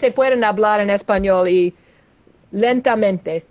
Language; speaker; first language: Spanish; non-native, learner; English